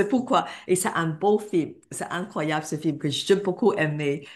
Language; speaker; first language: French; non-native, fluent; Cantonese